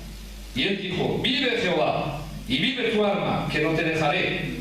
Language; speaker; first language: Spanish; early bilingual, heritage; French